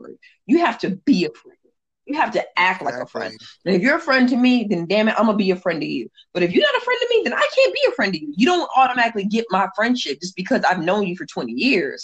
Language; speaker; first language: English; native; English